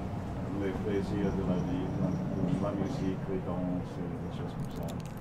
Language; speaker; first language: French; non-native, fluent; English